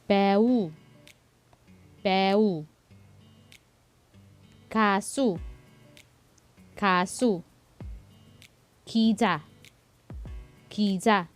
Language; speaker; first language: Korean; non-native, learner; Filipino